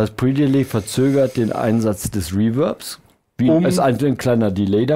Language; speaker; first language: German; native; German